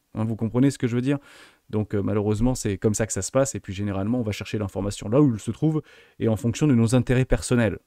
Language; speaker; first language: French; native; French